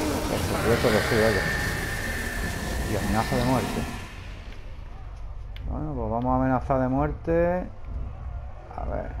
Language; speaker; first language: Spanish; native; Spanish